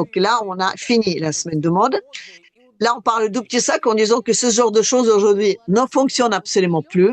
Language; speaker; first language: French; non-native, fluent; Russian